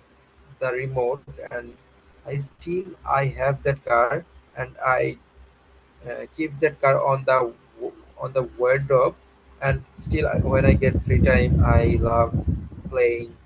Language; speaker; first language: English; non-native, learner; Bangla